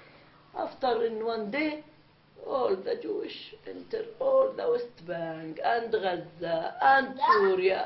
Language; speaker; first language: English; non-native, learner; Arabic